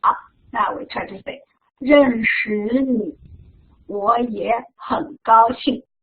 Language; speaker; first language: Chinese; non-native, fluent; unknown